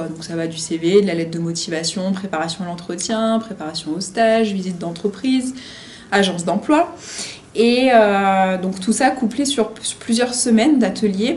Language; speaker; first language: French; native; French